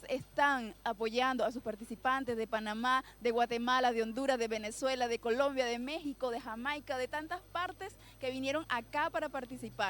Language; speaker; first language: Spanish; native; Spanish